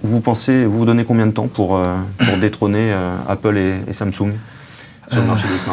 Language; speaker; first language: French; native; French